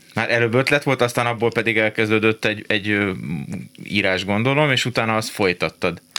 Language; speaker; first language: Hungarian; native; Hungarian